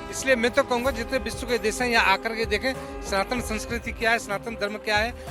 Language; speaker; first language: Hindi; native; Hindi